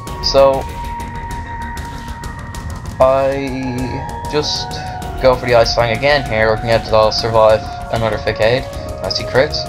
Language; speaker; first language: English; native; English